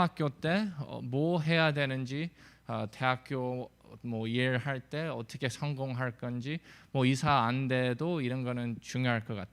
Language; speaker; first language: Korean; early bilingual, heritage; English